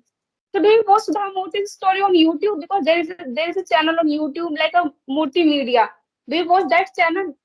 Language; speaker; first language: English; non-native, learner; Hindi